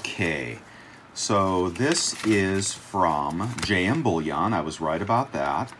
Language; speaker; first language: English; native; English